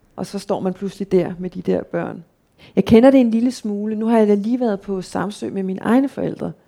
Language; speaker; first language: Danish; native; Danish